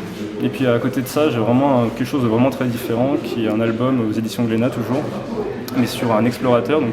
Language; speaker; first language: French; native; French